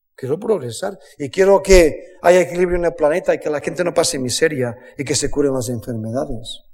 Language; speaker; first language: Spanish; native; Spanish